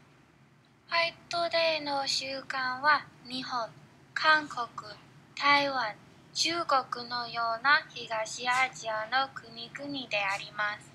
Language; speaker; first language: Japanese; non-native, learner; English